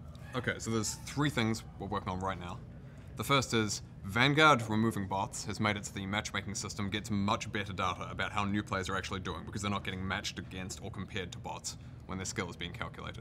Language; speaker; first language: English; native; English